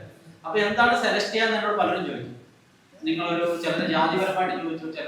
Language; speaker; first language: Malayalam; native; Malayalam